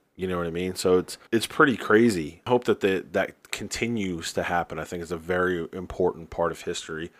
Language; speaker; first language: English; native; English